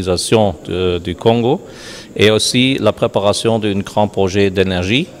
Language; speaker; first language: French; non-native, learner; German